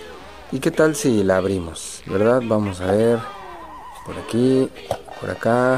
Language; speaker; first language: Spanish; native; Spanish